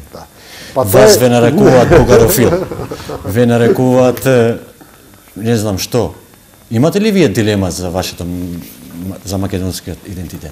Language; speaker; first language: Macedonian; non-native, local second language; Albanian